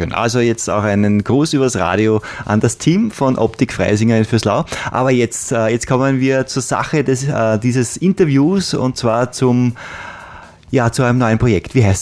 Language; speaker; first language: German; native; German